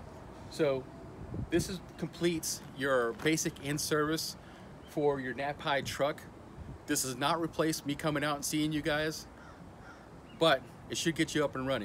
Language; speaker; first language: English; native; English